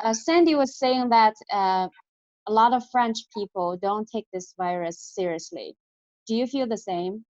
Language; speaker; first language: English; non-native, fluent; Chinese